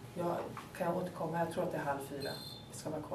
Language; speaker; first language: Swedish; native; Swedish